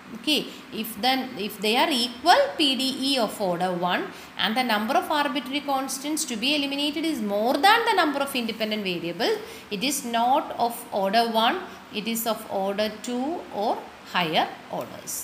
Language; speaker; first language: English; non-native, local second language; Malayalam